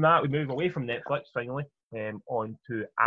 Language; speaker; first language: English; native; English